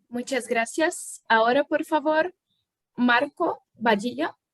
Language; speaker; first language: Spanish; non-native, fluent; Portuguese